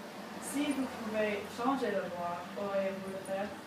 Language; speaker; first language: French; non-native, learner; English